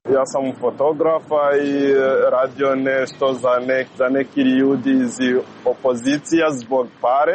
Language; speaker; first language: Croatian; non-native, learner; Rundi